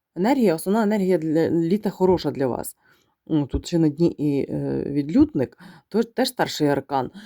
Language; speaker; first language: Ukrainian; non-native, local second language; Russian